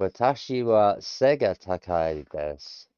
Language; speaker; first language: Japanese; non-native, learner; English